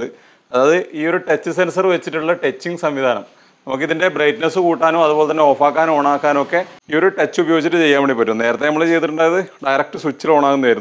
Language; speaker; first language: Malayalam; native; Malayalam